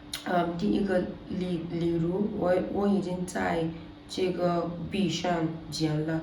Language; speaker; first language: Chinese; non-native, learner; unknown